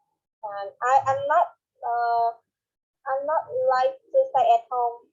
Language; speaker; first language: English; non-native, learner; Vietnamese